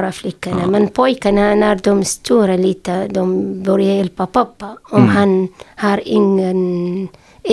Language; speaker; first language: Swedish; non-native, learner; Syriac